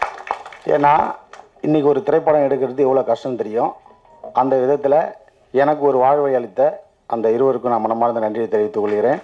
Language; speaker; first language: Tamil; native; Tamil